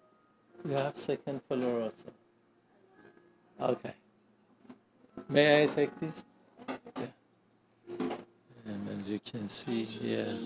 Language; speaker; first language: English; non-native, learner; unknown